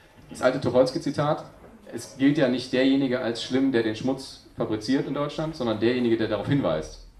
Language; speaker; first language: German; native; German